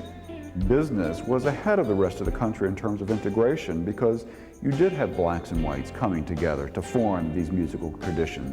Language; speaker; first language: English; native; English